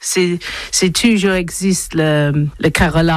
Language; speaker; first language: French; non-native, learner; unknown